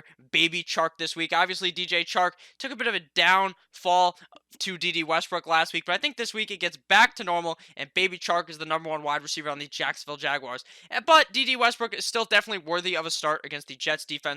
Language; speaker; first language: English; native; English